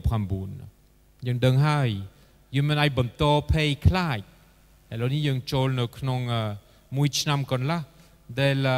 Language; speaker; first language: Khmer; non-native, fluent; French